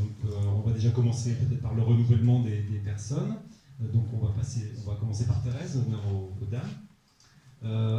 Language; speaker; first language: French; native; French